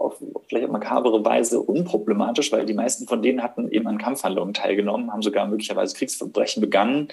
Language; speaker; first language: German; native; German